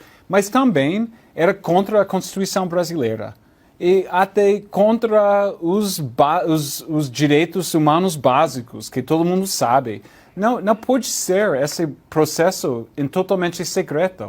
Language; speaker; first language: Portuguese; non-native, learner; English